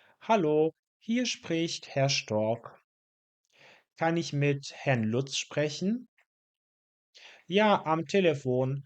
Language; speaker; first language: German; non-native, fluent; Polish